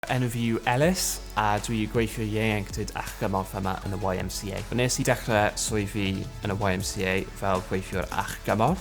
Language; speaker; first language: Welsh; non-native, local second language; English